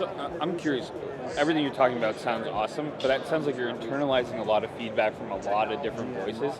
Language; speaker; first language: English; native; English